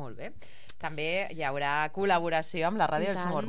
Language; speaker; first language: Catalan; native; Catalan